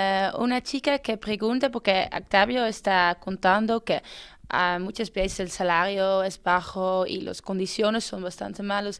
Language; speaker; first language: Spanish; non-native, fluent; Dutch